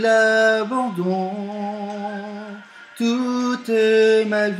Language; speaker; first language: French; native; French